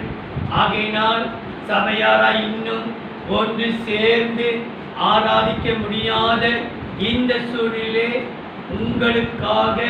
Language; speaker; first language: Tamil; native; Tamil